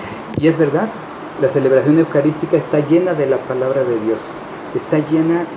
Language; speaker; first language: Spanish; native; Spanish